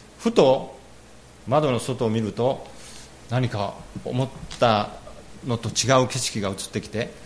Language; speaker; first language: Japanese; native; Japanese